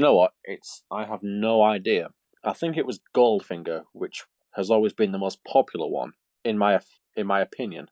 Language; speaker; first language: English; native; English